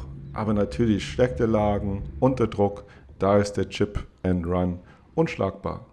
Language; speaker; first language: German; non-native, fluent; English